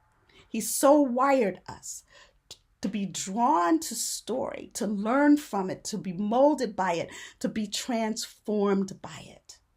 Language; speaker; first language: English; native; English